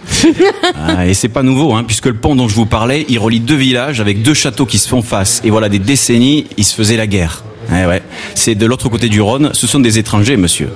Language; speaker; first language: French; native; French